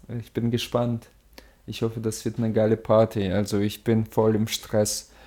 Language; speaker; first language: German; early bilingual, other home language; Russian